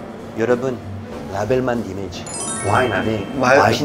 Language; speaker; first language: Korean; non-native, learner; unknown